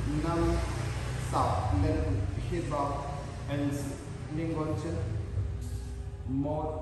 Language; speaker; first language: Vietnamese; non-native, learner; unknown